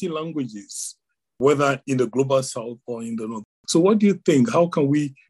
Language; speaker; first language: English; non-native, local second language; Ewe